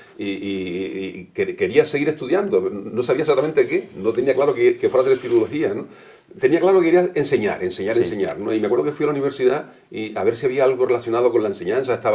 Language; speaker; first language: Spanish; native; Spanish